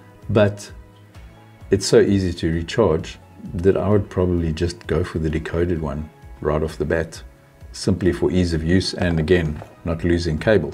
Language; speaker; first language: English; native; English